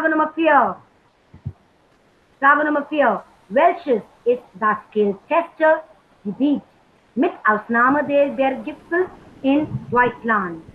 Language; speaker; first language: German; non-native, learner; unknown